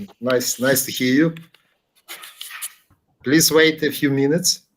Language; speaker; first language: English; non-native, learner; Ukrainian